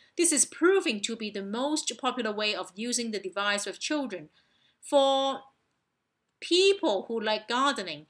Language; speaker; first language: English; non-native, local second language; Cantonese